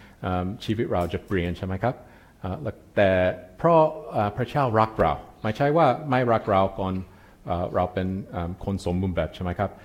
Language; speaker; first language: Thai; non-native, fluent; English